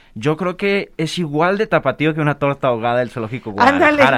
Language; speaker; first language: Spanish; native; Spanish